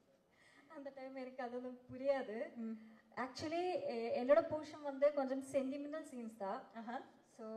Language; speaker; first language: Tamil; non-native, learner; Malayalam